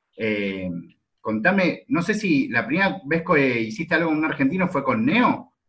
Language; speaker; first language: Spanish; native; Spanish